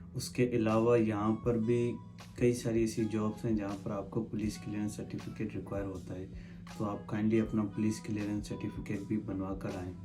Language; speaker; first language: Urdu; non-native, local second language; Sindhi